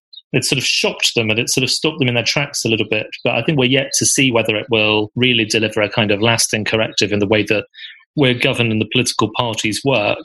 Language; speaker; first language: English; native; English